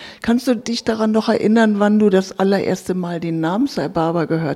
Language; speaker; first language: German; native; German